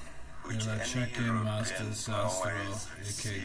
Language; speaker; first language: Spanish; non-native, learner; English